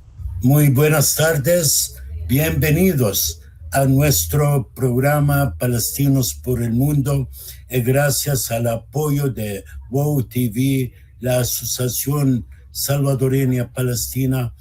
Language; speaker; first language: Spanish; non-native, fluent; Arabic